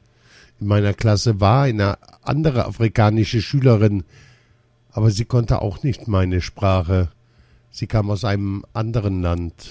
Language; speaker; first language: German; early bilingual, other home language; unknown